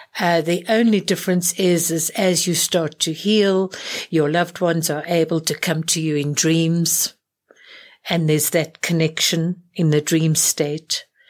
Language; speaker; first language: English; native; English